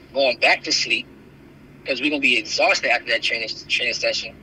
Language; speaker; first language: English; native; English